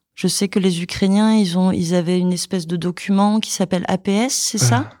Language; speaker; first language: French; native; French